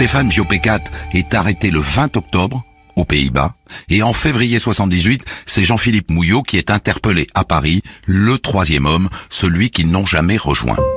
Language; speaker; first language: French; native; French